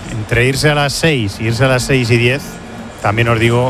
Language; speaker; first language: Spanish; native; Spanish